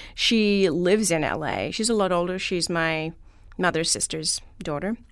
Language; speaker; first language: English; native; English